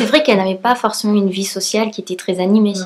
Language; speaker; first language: French; native; French